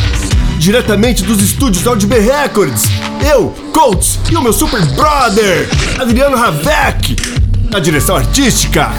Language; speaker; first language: Portuguese; native; Portuguese